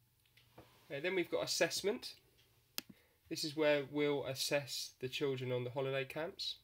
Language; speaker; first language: English; native; English